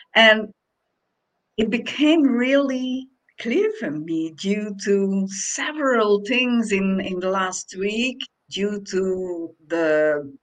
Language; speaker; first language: English; non-native, fluent; Dutch